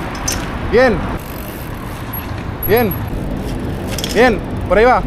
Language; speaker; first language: Spanish; native; Spanish